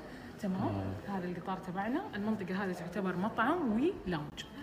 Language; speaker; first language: Arabic; native; Arabic